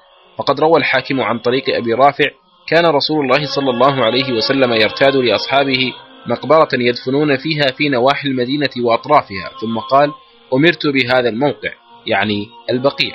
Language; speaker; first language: Arabic; native; Arabic